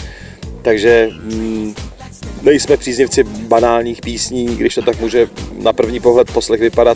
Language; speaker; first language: Czech; native; Czech